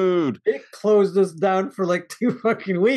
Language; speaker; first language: English; native; English